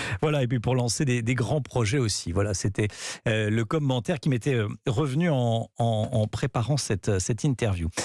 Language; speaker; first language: French; native; French